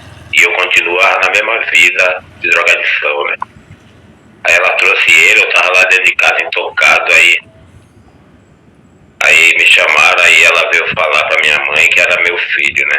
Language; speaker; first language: Portuguese; native; Portuguese